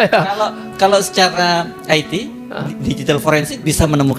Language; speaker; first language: Indonesian; native; Indonesian